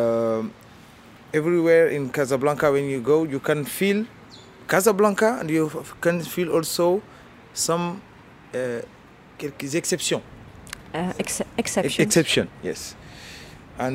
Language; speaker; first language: English; non-native, learner; Arabic